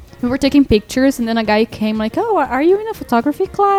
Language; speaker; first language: English; non-native, fluent; Portuguese